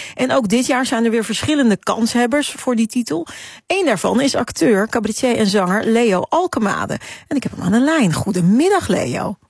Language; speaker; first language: Dutch; native; Dutch